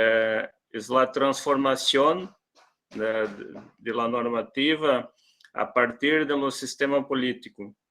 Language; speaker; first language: Portuguese; non-native, learner; Spanish